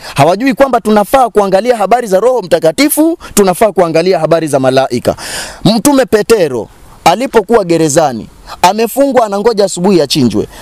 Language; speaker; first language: Swahili; native; Swahili